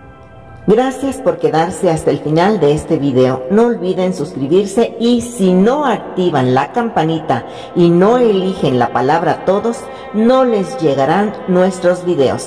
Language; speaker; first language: Spanish; native; Spanish